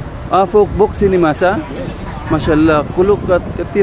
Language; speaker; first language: Arabic; non-native, learner; Filipino